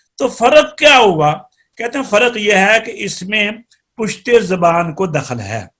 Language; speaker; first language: Urdu; non-native, local second language; Punjabi